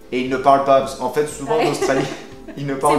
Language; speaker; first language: French; native; French